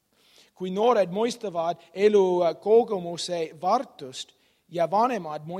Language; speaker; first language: Estonian; non-native, learner; English